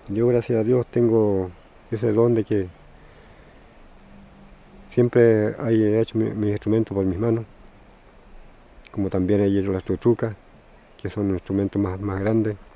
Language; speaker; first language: Spanish; non-native, local second language; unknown